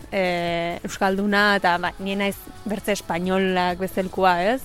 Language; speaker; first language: Basque; early bilingual, other home language; Spanish